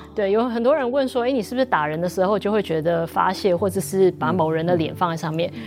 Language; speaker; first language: Chinese; native; Chinese